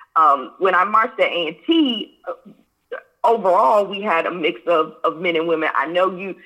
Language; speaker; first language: English; native; English